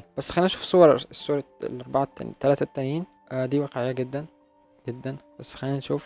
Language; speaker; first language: Arabic; native; Arabic